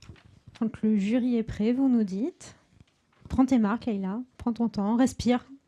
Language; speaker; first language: French; native; French